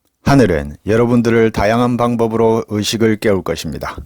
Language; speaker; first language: Korean; native; Korean